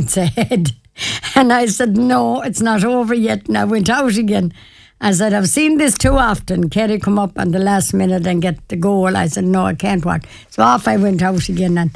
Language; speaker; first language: English; native; English